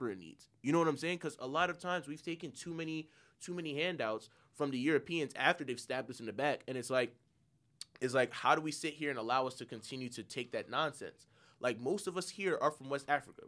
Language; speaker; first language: English; early bilingual, other home language; Yoruba